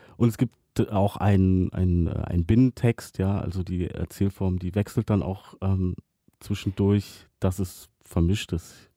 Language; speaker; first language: German; native; German